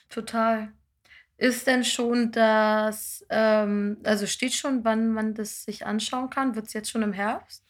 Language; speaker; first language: German; native; German